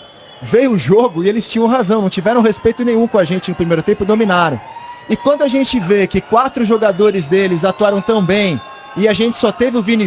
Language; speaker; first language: Portuguese; native; Portuguese